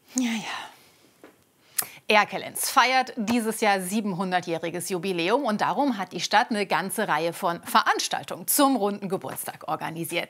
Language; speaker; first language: German; native; German